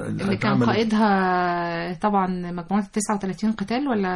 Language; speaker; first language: Arabic; native; Arabic